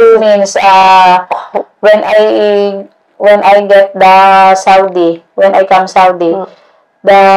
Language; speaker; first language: English; non-native, learner; Indonesian